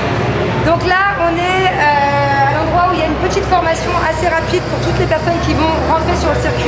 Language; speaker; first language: French; native; French